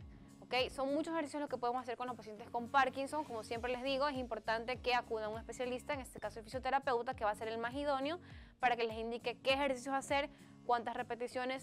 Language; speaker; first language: Spanish; native; Spanish